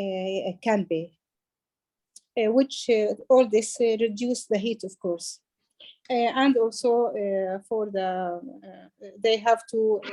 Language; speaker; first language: English; non-native, learner; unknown